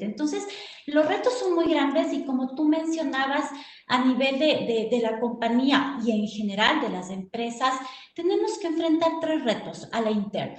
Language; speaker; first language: Spanish; native; Spanish